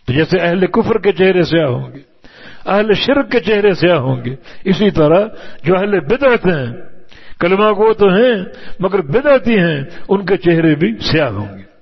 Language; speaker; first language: Urdu; native; Urdu